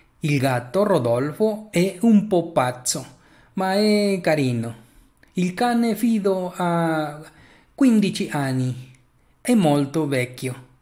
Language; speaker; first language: Italian; non-native, learner; Spanish